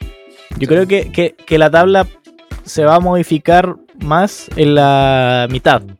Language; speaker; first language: Spanish; native; Spanish